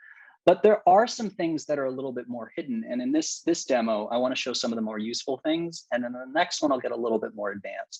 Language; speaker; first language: English; native; English